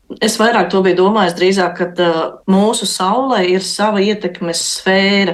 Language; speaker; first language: Latvian; native; Latvian